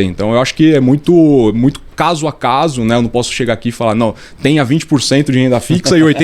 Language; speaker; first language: Portuguese; native; Portuguese